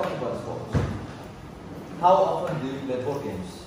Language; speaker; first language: English; non-native, fluent; Vietnamese